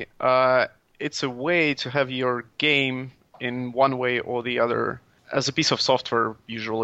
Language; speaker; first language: English; non-native, fluent; Latvian